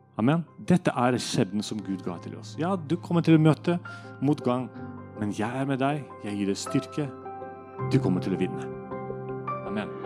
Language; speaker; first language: Norwegian; non-native, fluent; Russian